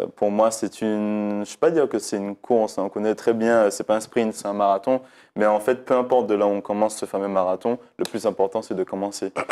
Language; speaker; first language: French; native; French